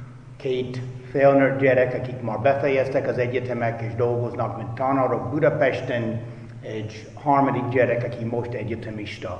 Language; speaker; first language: Hungarian; non-native, fluent; English